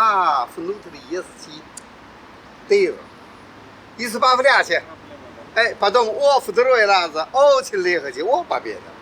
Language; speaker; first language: Russian; non-native, learner; Chinese